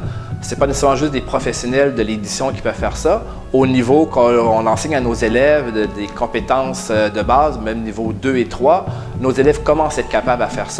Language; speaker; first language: French; native; French